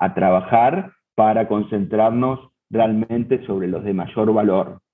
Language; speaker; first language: Spanish; native; Spanish